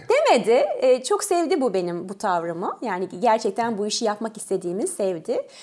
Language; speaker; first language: Turkish; early bilingual, other home language; French